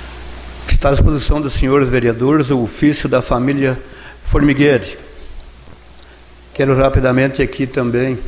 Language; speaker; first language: Portuguese; native; Portuguese